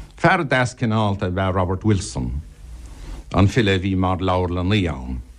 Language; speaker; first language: Irish; non-native, local second language; English